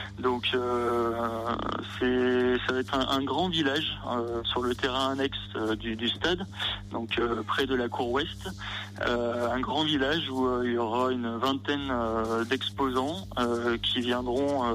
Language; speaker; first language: French; native; French